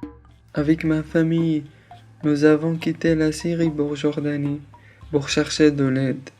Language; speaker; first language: French; non-native, fluent; Arabic